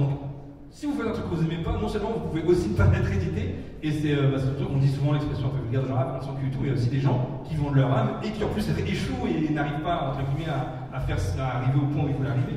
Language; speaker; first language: French; native; French